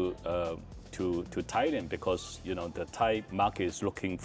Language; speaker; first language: English; non-native, fluent; Chinese